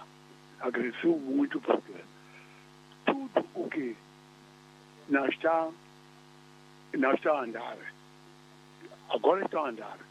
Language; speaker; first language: Portuguese; non-native, local second language; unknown